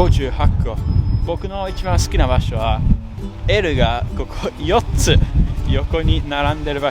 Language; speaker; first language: Japanese; early bilingual, other home language; English